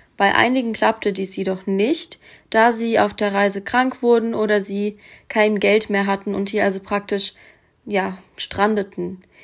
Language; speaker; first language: German; early bilingual, other home language; Russian